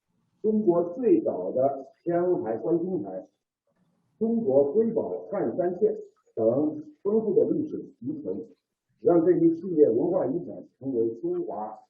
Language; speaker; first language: Chinese; native; Chinese